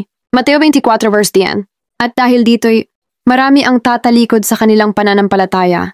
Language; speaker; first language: Filipino; native; Filipino